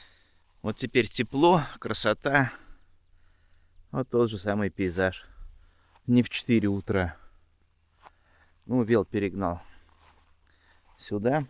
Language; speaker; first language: Russian; native; Russian